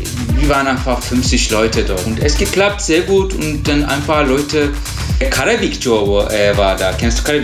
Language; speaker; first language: German; non-native, learner; Turkish